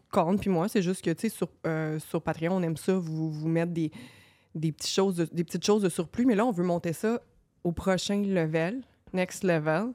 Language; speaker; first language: French; native; French